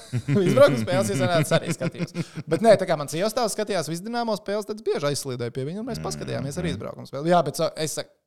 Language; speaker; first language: Latvian; native; Latvian